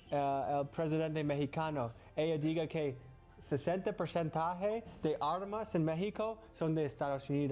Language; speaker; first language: Spanish; non-native, learner; English